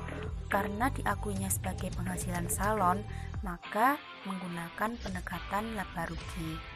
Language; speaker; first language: Indonesian; native; Indonesian